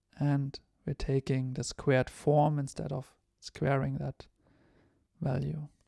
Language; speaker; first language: English; non-native, fluent; German